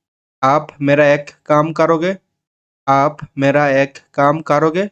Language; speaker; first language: Hindi; non-native, learner; Bangla